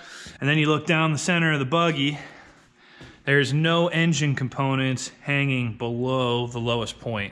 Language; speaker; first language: English; native; English